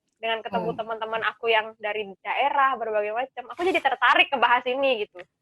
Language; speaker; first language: Indonesian; native; Indonesian